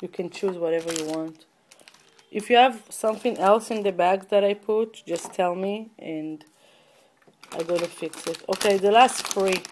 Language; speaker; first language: English; non-native, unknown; Hebrew